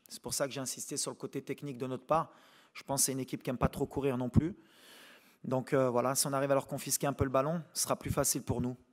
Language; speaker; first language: French; native; French